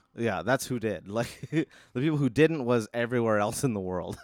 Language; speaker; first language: English; native; English